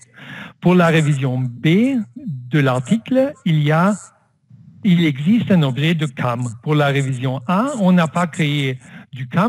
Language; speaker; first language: French; non-native, fluent; German